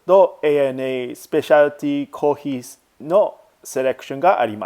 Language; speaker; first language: Japanese; non-native, learner; English